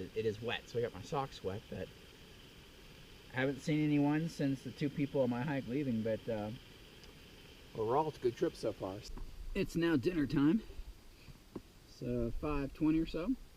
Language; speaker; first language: English; native; English